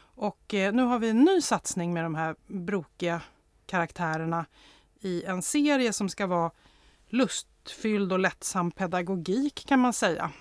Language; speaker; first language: Swedish; native; Swedish